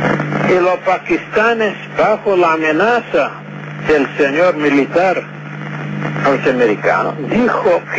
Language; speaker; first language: Spanish; non-native, fluent; English